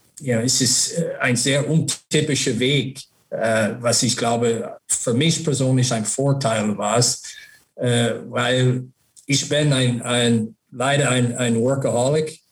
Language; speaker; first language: German; non-native, learner; English